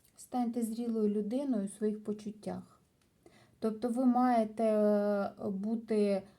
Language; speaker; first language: Ukrainian; native; Ukrainian